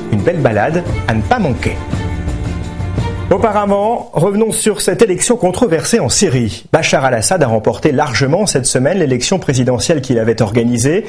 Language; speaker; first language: French; native; French